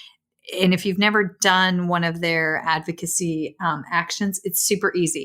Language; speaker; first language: English; native; English